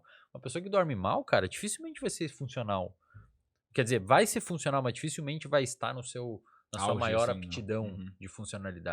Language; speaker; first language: Portuguese; native; Portuguese